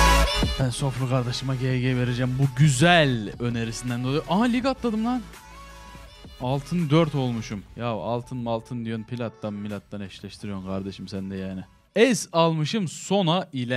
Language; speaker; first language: Turkish; native; Turkish